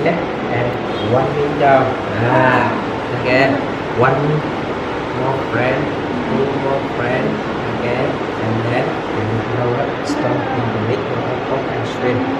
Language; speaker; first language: English; non-native, local second language; Vietnamese